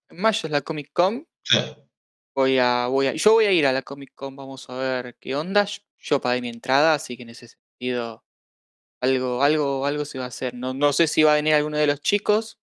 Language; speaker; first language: Spanish; native; Spanish